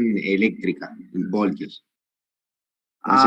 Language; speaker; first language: Spanish; native; Spanish